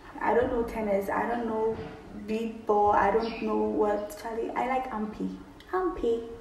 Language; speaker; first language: English; non-native, local second language; Akan